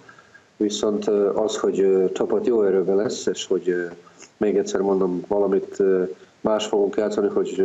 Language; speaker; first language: Hungarian; non-native, fluent; Serbian